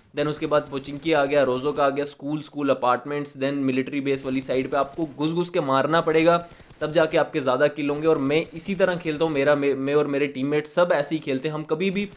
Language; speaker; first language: Hindi; native; Hindi